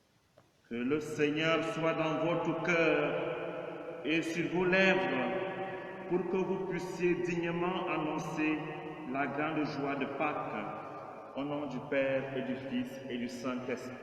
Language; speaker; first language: French; native; French